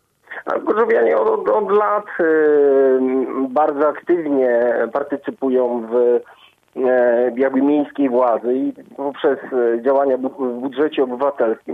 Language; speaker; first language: Polish; native; Polish